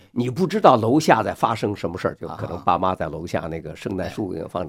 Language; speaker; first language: Chinese; native; Chinese